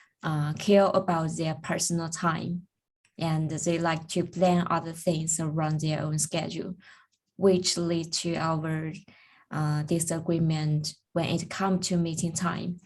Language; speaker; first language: English; non-native, learner; Chinese